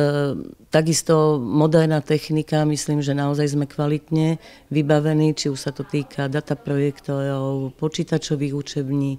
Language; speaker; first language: Slovak; native; Slovak